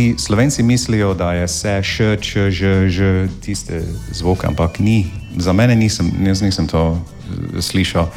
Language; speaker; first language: Slovenian; non-native, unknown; English